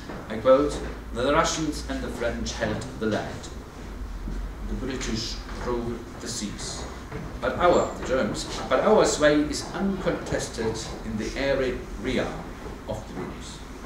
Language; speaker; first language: English; non-native, fluent; German